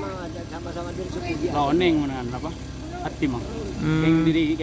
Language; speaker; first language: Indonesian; non-native, local second language; Madurese